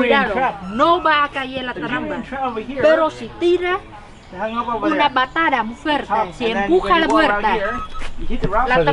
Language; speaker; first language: Spanish; non-native, fluent; Vietnamese